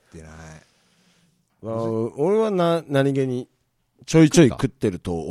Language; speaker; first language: Japanese; native; Japanese